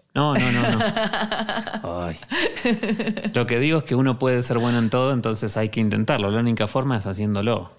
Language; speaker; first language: Spanish; native; Spanish